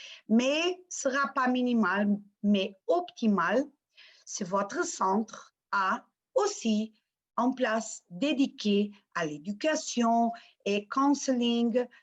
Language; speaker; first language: French; non-native, fluent; Portuguese